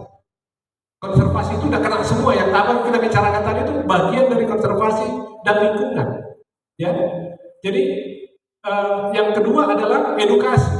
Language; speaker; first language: Indonesian; native; Indonesian